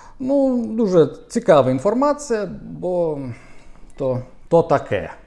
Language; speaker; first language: Ukrainian; non-native, local second language; Russian